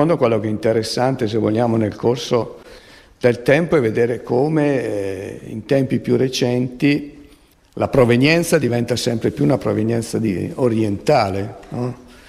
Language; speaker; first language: Italian; native; Italian